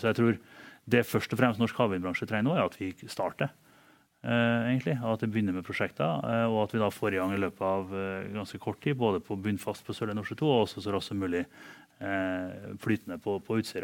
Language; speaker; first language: Norwegian; native; Norwegian